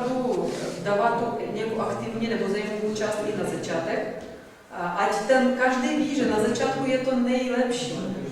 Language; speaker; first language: Czech; non-native, fluent; Russian